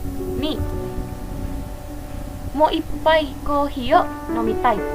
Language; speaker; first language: Japanese; non-native, learner; Indonesian